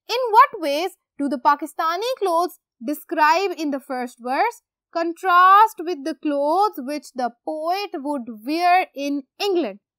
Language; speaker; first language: Urdu; native; Urdu